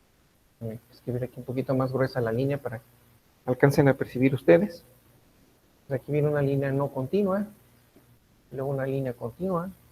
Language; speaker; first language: Spanish; native; Spanish